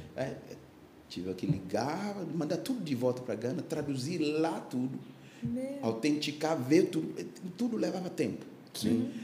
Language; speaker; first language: Portuguese; non-native, fluent; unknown